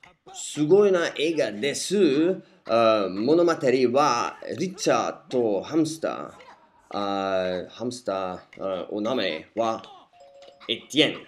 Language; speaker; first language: Japanese; non-native, learner; English